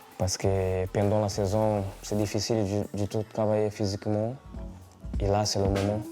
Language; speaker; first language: French; non-native, fluent; Portuguese